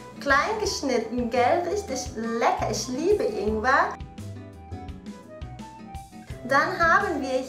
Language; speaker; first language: German; native; German